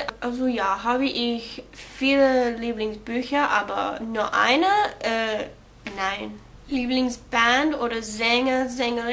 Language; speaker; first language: German; non-native, learner; English